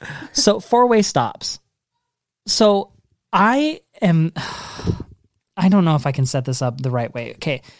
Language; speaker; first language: English; native; English